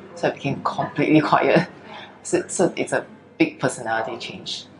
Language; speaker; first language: English; early bilingual, other home language; Chinese